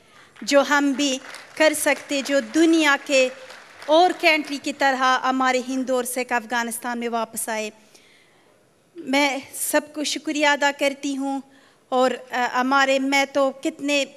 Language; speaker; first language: Hindi; non-native, learner; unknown